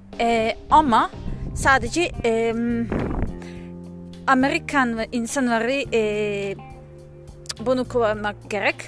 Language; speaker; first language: Turkish; non-native, learner; English